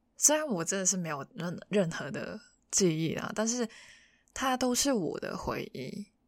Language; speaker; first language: Chinese; non-native, local second language; Cantonese